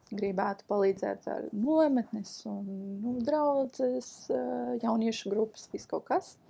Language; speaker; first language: Latvian; non-native, learner; English